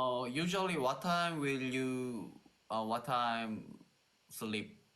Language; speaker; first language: English; non-native, learner; Korean